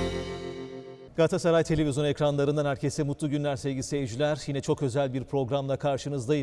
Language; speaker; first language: Turkish; native; Turkish